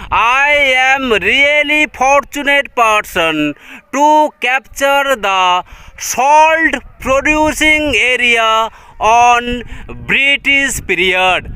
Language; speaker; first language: English; non-native, local second language; Bangla